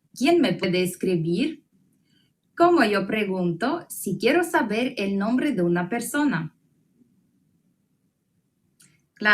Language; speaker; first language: Spanish; non-native, fluent; Russian